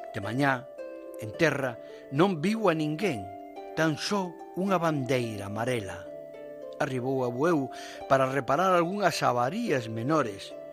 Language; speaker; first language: Galician; native; Galician